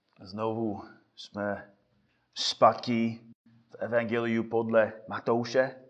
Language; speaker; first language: Czech; non-native, fluent; English